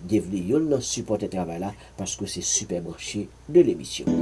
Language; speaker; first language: French; non-native, learner; Haitian Creole